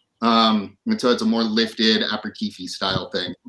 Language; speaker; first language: English; native; English